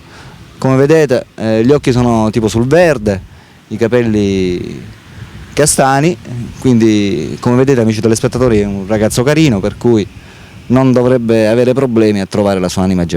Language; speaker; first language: Italian; native; Italian